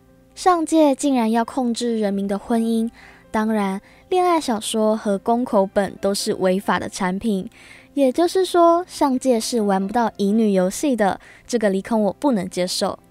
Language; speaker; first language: Chinese; native; Chinese